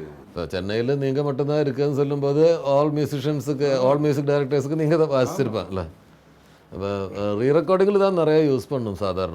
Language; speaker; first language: Tamil; non-native, fluent; Malayalam